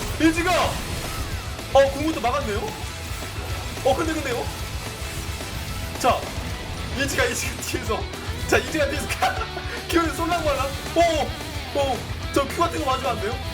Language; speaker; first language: Korean; native; Korean